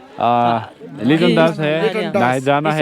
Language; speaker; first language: Hindi; non-native, learner; Bangla